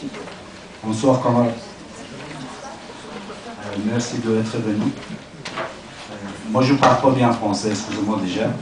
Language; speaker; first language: French; non-native, learner; Persian